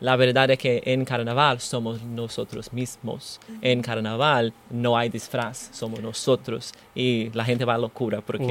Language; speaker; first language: Spanish; non-native, learner; Portuguese